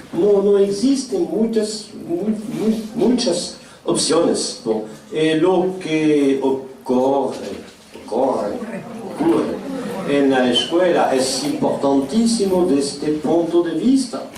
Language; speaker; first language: Spanish; non-native, fluent; French